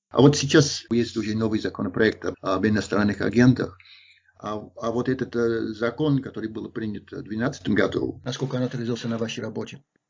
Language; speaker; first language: Russian; non-native, fluent; English